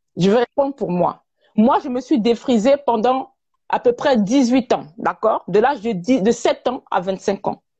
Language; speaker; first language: French; native; French